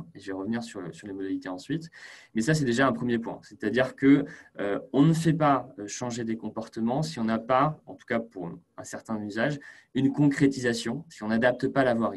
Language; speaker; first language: French; native; French